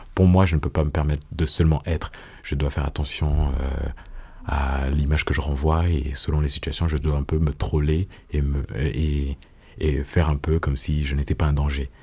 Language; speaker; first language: French; early bilingual, other home language; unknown